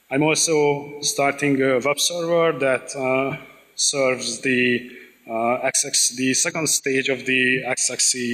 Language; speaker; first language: English; non-native, fluent; Hungarian